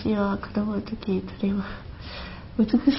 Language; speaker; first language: Japanese; non-native, learner; Chinese